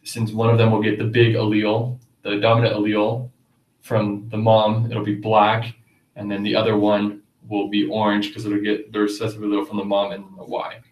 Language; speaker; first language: English; native; English